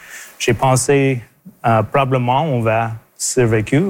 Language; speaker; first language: French; non-native, local second language; English